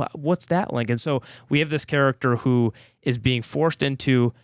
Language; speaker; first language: English; native; English